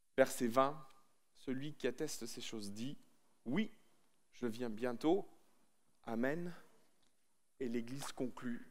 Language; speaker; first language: French; native; French